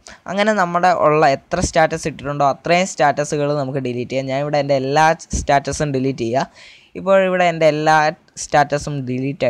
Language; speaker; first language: Malayalam; native; Malayalam